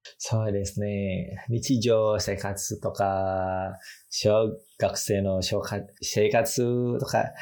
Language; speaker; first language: Japanese; non-native, learner; Indonesian